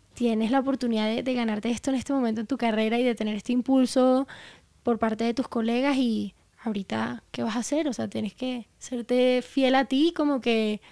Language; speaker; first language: Spanish; native; Spanish